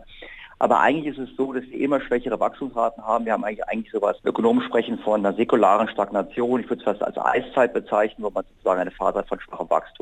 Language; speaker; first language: German; native; German